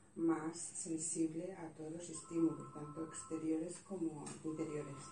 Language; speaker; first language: Spanish; non-native, fluent; Swedish